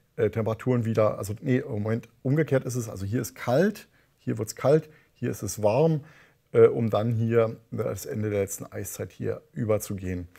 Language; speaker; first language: German; native; German